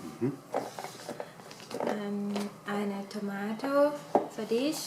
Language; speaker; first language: German; non-native, learner; Thai